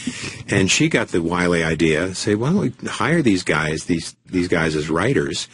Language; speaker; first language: English; native; English